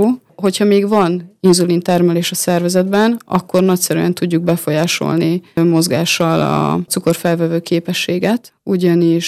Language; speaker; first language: Hungarian; native; Hungarian